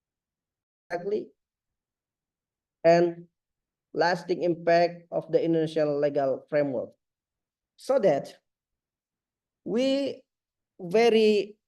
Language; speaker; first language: English; non-native, fluent; Indonesian